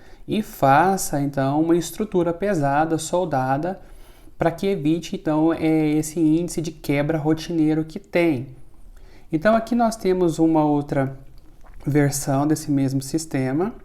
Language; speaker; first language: Portuguese; native; Portuguese